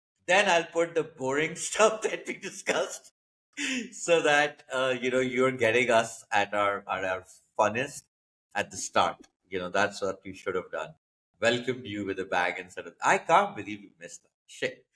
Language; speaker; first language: English; non-native, local second language; Hindi